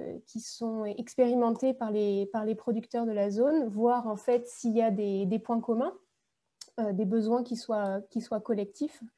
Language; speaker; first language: French; native; French